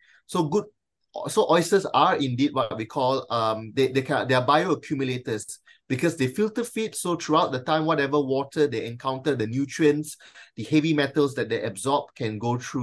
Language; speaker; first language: English; non-native, local second language; Chinese